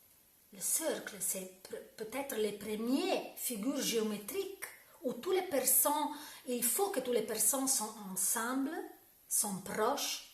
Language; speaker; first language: French; non-native, learner; Italian